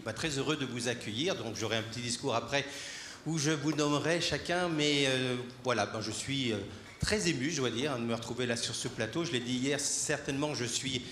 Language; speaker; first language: French; native; French